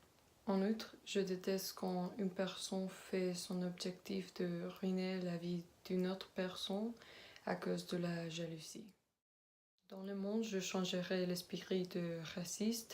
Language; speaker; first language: French; non-native, learner; Spanish